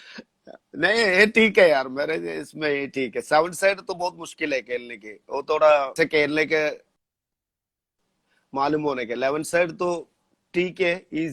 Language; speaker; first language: Hindi; non-native, local second language; Malayalam